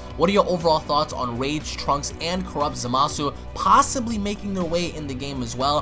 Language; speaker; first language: English; native; English